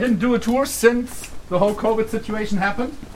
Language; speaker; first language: English; non-native, fluent; German